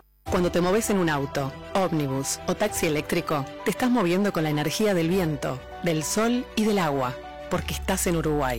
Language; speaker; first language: Spanish; native; Spanish